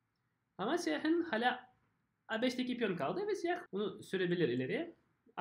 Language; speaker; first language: Turkish; non-native, fluent; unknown